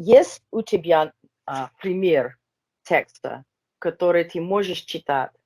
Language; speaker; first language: Russian; non-native, learner; English